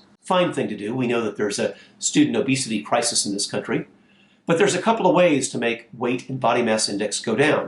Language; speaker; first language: English; native; English